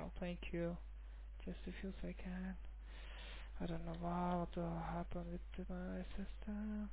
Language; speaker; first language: English; non-native, local second language; Gujarati